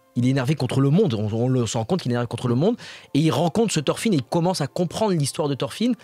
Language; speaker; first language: French; native; French